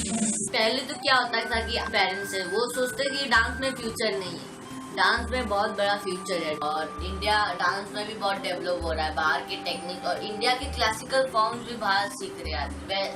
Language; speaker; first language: Hindi; non-native, local second language; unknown